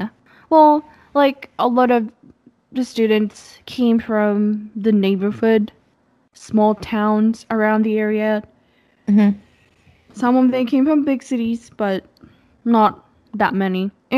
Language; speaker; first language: English; non-native, fluent; Japanese